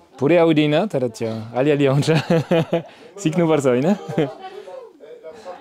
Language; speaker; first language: Nepali; non-native, learner; French